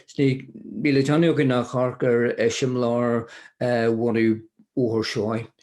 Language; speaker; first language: Irish; non-native, local second language; English